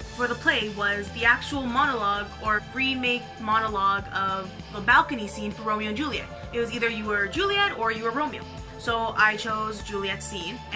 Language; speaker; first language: English; native; English